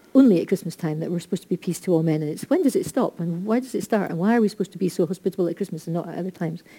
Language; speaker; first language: English; native; English